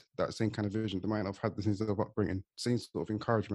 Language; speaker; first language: English; native; English